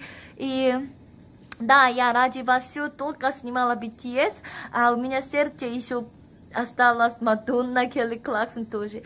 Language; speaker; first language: Russian; non-native, fluent; Korean